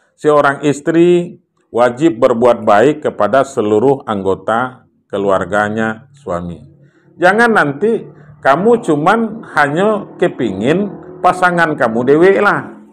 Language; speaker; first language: Indonesian; non-native, local second language; Minangkabau